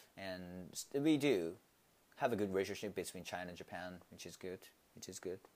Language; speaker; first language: English; non-native, learner; Japanese